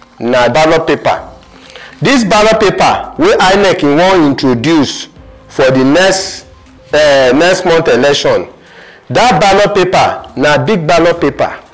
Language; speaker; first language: Nigerian Pidgin; non-native, local second language; Yoruba